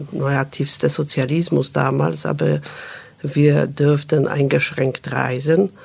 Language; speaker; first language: German; non-native, fluent; Polish